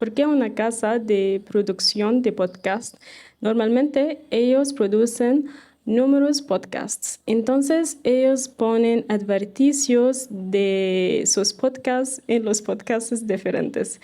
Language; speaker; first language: Spanish; non-native, fluent; Arabic